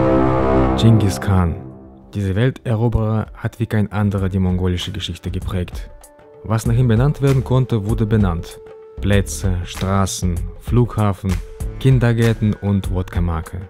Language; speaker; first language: German; native; German